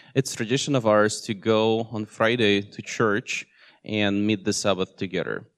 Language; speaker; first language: English; non-native, fluent; Russian